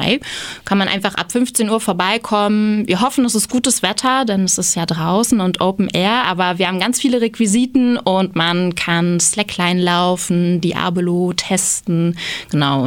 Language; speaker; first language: German; native; German